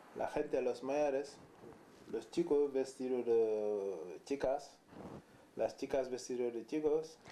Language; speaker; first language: Spanish; non-native, learner; Wolof